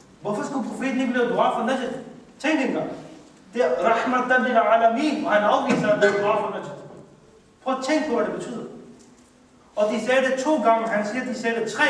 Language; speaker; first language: Danish; early bilingual, other home language; Urdu